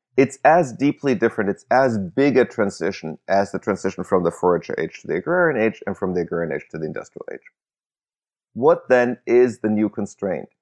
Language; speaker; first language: English; early bilingual, other home language; German